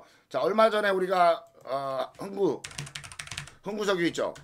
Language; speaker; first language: Korean; native; Korean